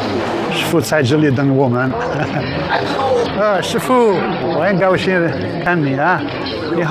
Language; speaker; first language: Chinese; non-native, learner; Italian